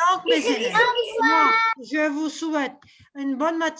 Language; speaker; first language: French; non-native, local second language; Arabic